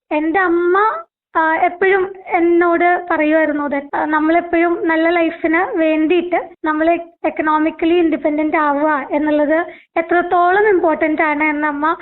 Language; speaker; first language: Malayalam; non-native, local second language; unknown